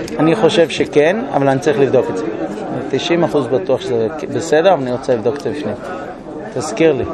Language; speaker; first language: Hebrew; non-native, fluent; English